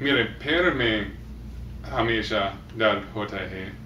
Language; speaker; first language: Hindi; non-native, learner; English